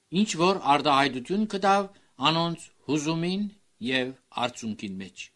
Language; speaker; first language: Armenian; early bilingual, heritage; Armenian